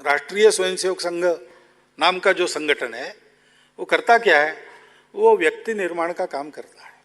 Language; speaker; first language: Hindi; non-native, local second language; Marathi